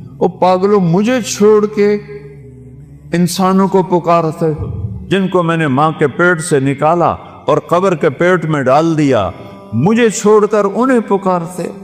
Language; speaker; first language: Urdu; non-native, local second language; Saraiki